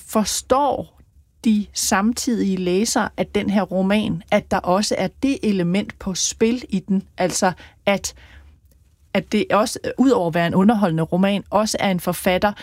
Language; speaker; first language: Danish; native; Danish